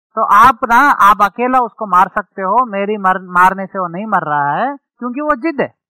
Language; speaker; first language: Hindi; non-native, local second language; Telugu